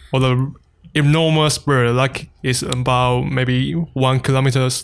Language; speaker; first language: English; non-native, fluent; Chinese